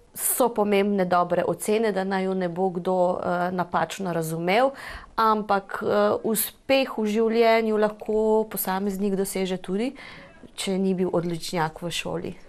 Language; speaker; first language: Slovenian; native; Slovenian